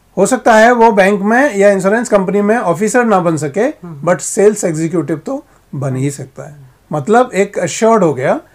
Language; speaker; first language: Hindi; native; Hindi